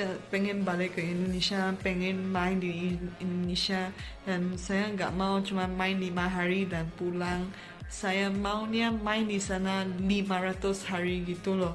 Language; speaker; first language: Indonesian; non-native, fluent; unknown